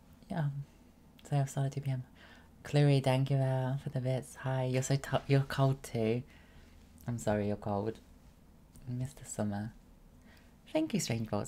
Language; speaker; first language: English; native; English